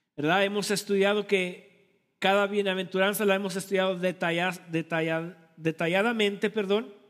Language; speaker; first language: Spanish; early bilingual, heritage; Spanish